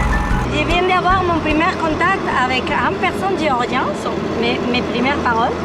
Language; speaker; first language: French; non-native, fluent; Spanish